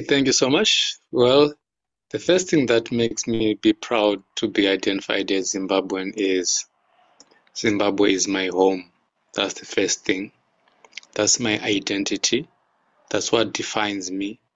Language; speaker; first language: English; non-native, local second language; Shona